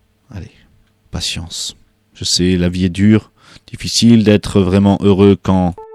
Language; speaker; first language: French; native; French